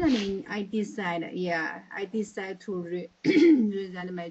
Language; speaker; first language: English; non-native, learner; Chinese